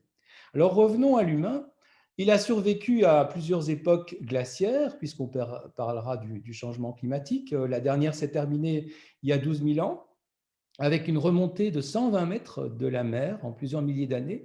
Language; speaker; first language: French; native; French